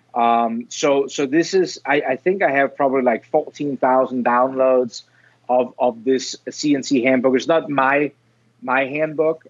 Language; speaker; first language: English; non-native, fluent; Danish